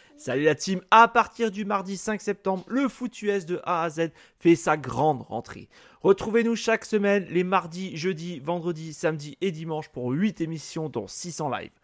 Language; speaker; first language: French; native; French